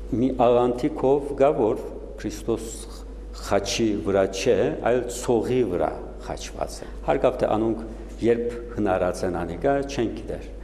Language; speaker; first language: Armenian; early bilingual, heritage; Armenian